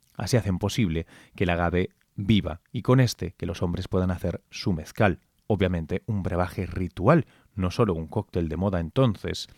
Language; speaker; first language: Spanish; native; Spanish